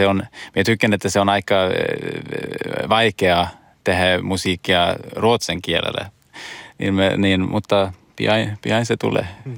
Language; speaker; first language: Finnish; early bilingual, heritage; Swedish